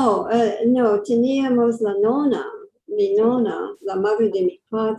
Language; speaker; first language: Spanish; early bilingual, heritage; English